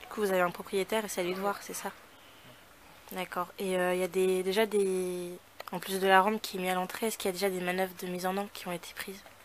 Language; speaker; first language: French; native; French